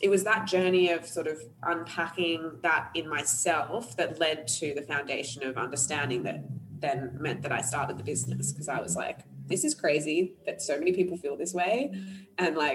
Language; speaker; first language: English; native; English